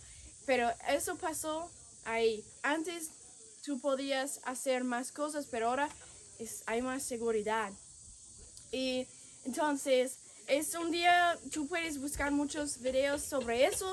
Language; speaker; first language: Spanish; non-native, fluent; English